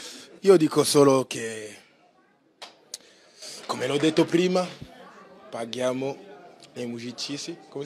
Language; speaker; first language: Italian; non-native, learner; French